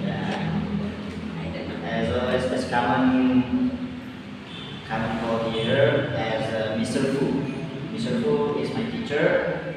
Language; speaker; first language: English; non-native, learner; Indonesian